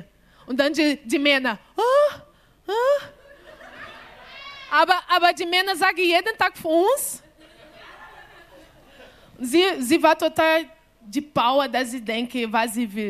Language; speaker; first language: German; non-native, learner; Portuguese